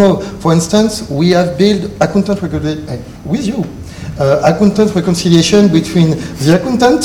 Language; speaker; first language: English; non-native, learner; French